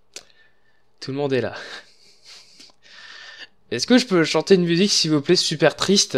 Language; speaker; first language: French; native; French